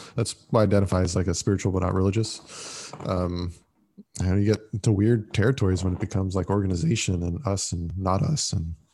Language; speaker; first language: English; early bilingual, other home language; Italian